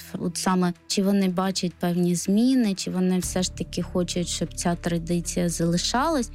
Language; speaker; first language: Ukrainian; non-native, local second language; Romany